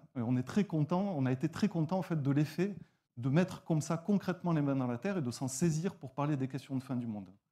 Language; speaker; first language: French; native; French